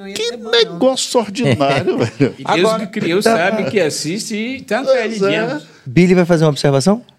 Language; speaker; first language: Portuguese; non-native, fluent; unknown